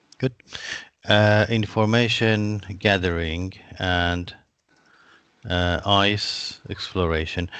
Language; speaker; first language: English; non-native, fluent; Persian